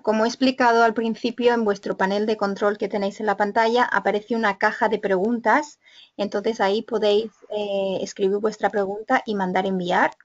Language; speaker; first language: Spanish; native; Spanish